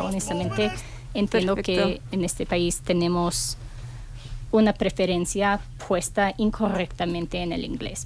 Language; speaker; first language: Spanish; non-native, fluent; English